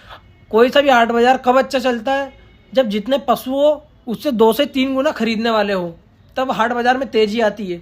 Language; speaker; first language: Hindi; native; Hindi